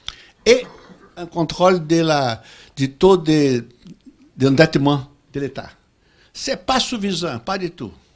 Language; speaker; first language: French; non-native, fluent; Portuguese